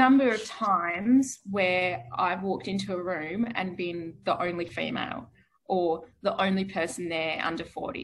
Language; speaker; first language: English; native; English